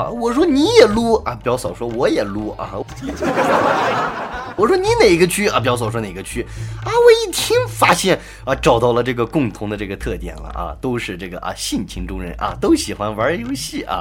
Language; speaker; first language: Chinese; native; Chinese